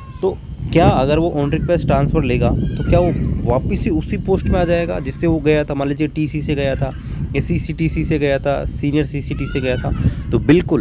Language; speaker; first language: Hindi; native; Hindi